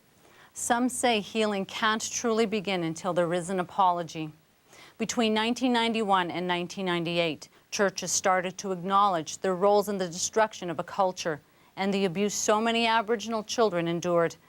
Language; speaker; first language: English; native; English